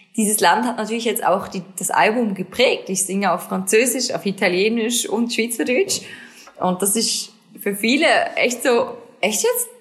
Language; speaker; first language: German; native; German